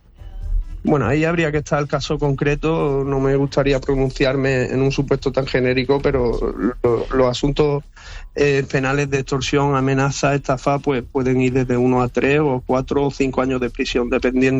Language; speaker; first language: Spanish; native; Spanish